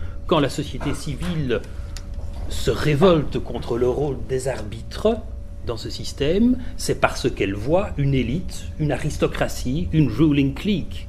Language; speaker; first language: French; native; French